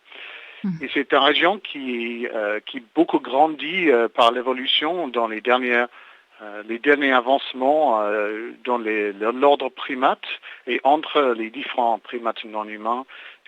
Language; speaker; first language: French; native; French